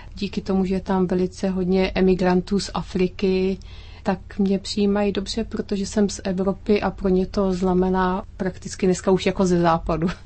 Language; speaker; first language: Czech; native; Czech